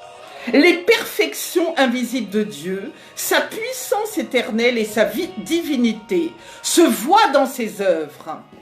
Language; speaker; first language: French; native; French